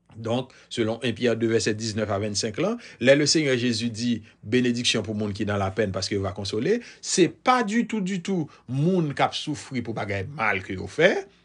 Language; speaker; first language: French; non-native, local second language; Haitian Creole